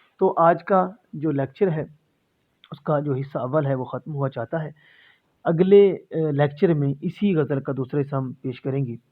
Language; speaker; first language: Urdu; native; Urdu